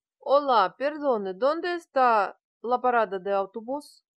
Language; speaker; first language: Spanish; non-native, learner; Russian